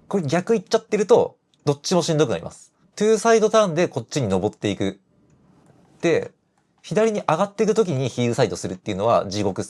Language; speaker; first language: Japanese; native; Japanese